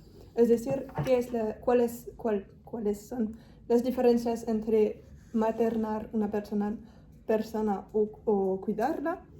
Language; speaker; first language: Spanish; non-native, fluent; French